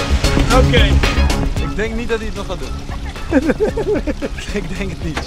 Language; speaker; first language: Dutch; native; Dutch